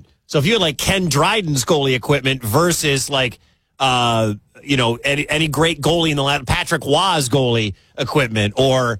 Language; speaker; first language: English; native; English